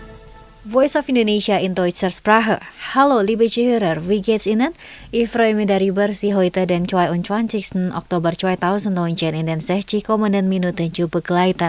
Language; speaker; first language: German; non-native, fluent; Indonesian